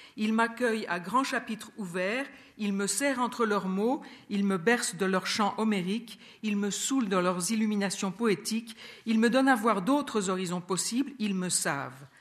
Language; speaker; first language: French; native; French